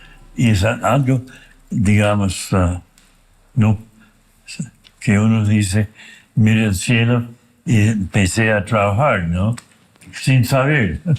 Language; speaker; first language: Spanish; non-native, fluent; English